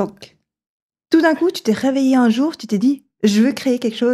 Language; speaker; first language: French; native; French